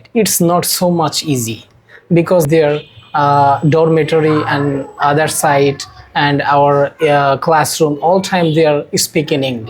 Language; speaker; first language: English; non-native, learner; Bangla